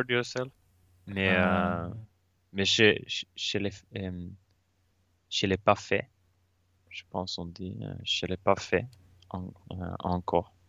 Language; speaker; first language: French; non-native, learner; Swedish